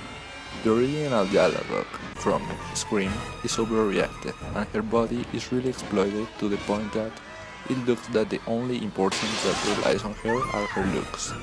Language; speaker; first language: English; non-native, fluent; Spanish